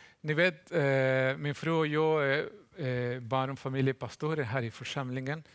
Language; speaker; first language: Swedish; non-native, fluent; Spanish